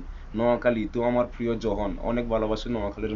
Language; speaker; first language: Bangla; non-native, fluent; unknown